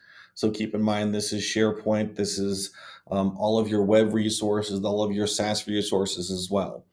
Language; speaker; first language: English; native; English